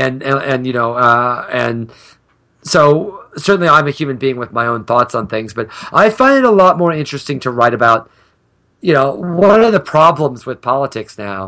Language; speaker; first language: English; native; English